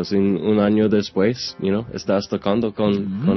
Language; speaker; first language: Spanish; non-native, learner; English